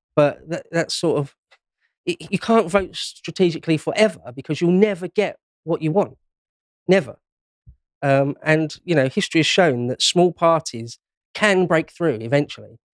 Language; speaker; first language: English; native; English